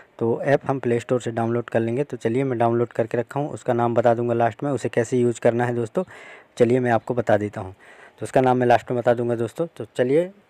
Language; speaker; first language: Hindi; native; Hindi